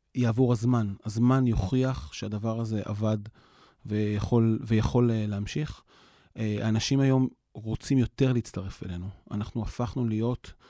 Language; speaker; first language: Hebrew; native; Hebrew